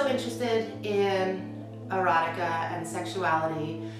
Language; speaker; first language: English; native; English